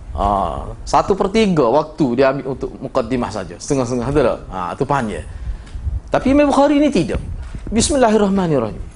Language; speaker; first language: Malay; native; Malay